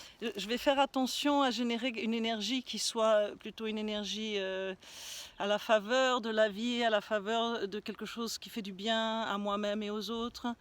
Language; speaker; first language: French; native; French